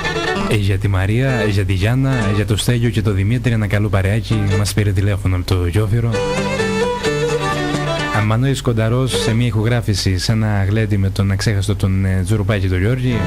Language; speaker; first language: Greek; native; Greek